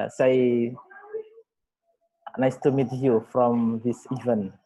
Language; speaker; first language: English; non-native, learner; Indonesian